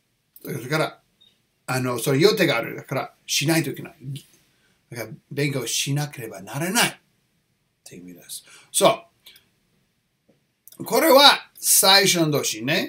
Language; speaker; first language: Japanese; non-native, learner; English